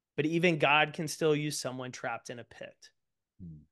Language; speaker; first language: English; native; English